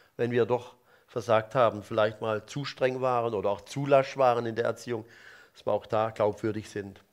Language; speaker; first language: German; native; German